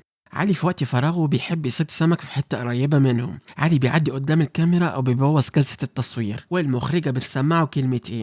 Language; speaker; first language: Arabic; native; Arabic